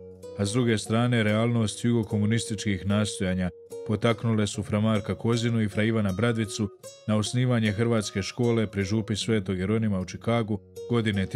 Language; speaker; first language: Croatian; native; Croatian